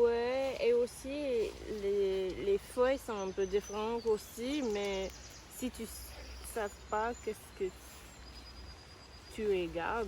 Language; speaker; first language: French; non-native, learner; English